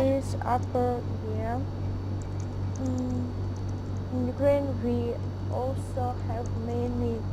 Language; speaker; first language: English; non-native, learner; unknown